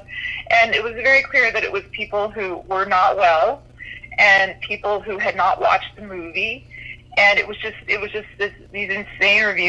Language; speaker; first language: English; native; English